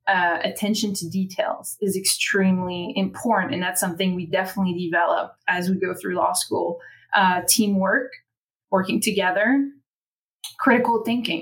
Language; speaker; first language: English; non-native, fluent; French